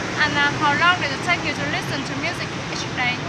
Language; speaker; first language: English; non-native, learner; Vietnamese